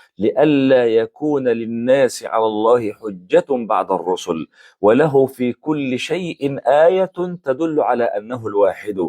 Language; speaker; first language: Arabic; native; Arabic